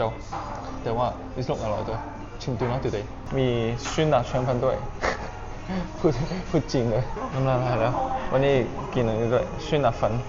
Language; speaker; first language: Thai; non-native, learner; Cantonese